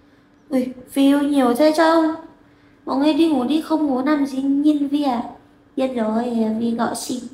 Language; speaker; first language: Vietnamese; non-native, learner; Indonesian